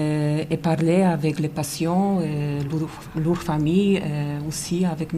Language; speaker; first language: French; non-native, learner; Polish